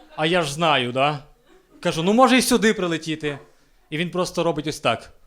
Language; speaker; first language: Ukrainian; native; Ukrainian